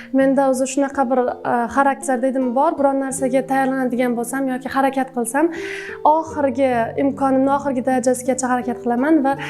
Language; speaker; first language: Uzbek; non-native, local second language; Turkmen